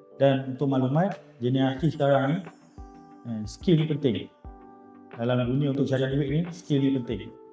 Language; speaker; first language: Malay; native; Malay